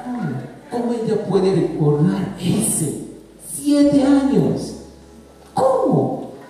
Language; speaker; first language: Spanish; non-native, learner; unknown